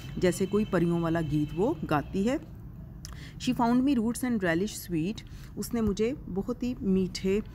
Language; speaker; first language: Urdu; non-native, local second language; Punjabi